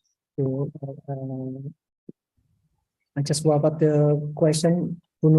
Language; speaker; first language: English; non-native, learner; Indonesian